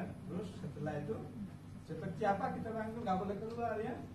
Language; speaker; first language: Indonesian; non-native, fluent; Bangla